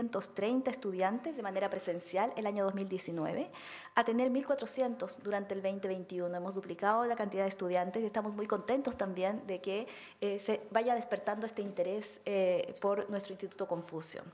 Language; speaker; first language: Spanish; native; Spanish